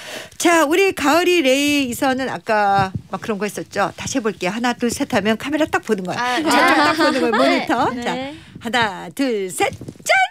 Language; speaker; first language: Korean; native; Korean